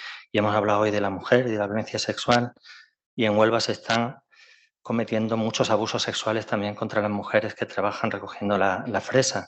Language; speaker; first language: Spanish; native; Spanish